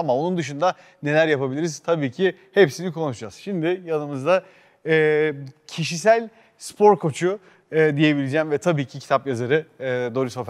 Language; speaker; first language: Turkish; native; Turkish